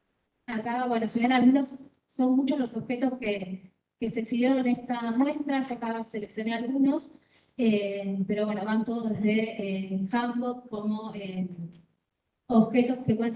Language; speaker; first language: Spanish; native; Spanish